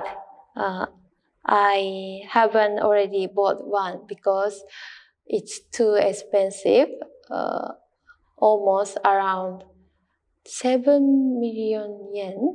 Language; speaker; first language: English; non-native, learner; Japanese